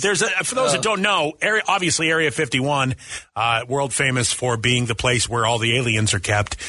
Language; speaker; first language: English; native; English